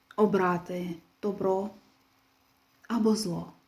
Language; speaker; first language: Ukrainian; non-native, local second language; Russian